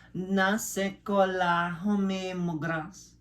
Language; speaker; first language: French; non-native, learner; English